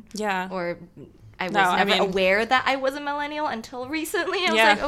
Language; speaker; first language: English; non-native, local second language; Cantonese